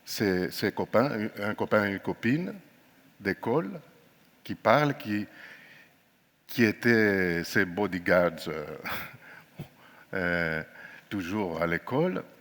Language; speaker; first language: French; non-native, fluent; Greek